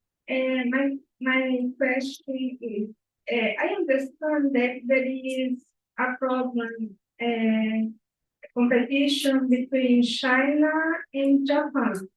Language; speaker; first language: English; non-native, learner; Portuguese